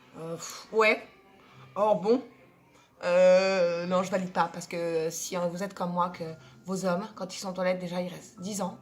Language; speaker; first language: French; native; French